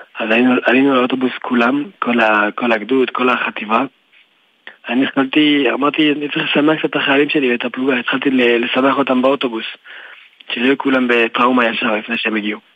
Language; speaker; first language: Hebrew; early bilingual, other home language; French